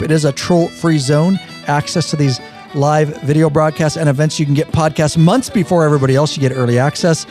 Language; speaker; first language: English; native; English